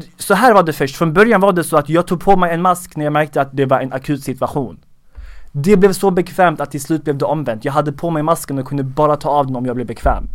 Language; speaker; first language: Swedish; early bilingual, other home language; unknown